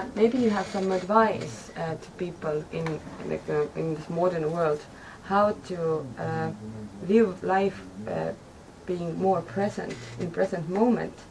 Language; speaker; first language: English; non-native, fluent; Estonian